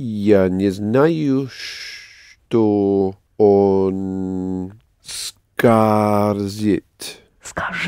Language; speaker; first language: Russian; non-native, learner; English